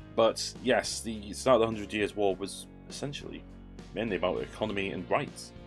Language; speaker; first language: English; native; English